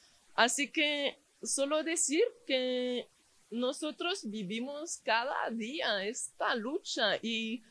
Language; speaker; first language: Spanish; non-native, fluent; English